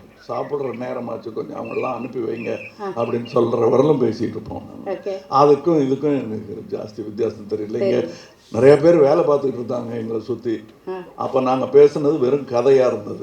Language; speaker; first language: Tamil; native; Tamil